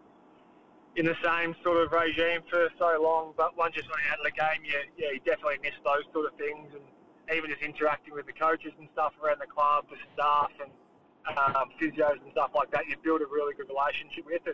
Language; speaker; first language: English; native; English